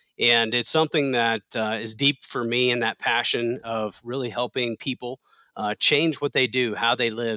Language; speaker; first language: English; native; English